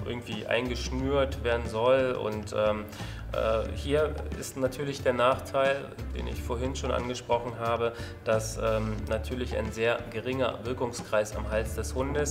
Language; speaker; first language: German; native; German